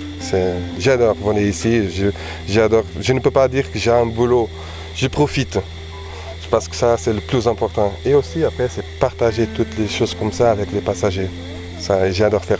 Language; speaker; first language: French; non-native, learner; Portuguese